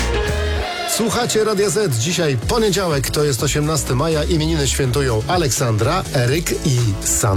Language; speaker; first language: Polish; native; Polish